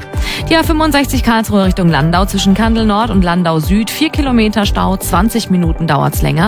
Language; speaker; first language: German; native; German